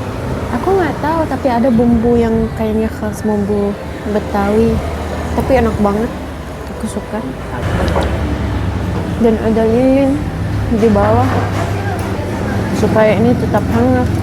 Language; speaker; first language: Indonesian; non-native, fluent; Arabic